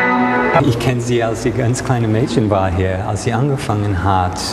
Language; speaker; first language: German; non-native, fluent; English